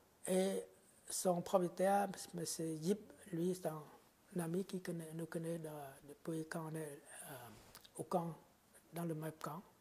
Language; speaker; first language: French; non-native, fluent; Khmer